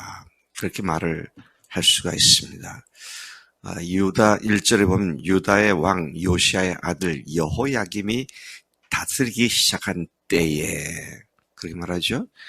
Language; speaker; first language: Korean; native; Korean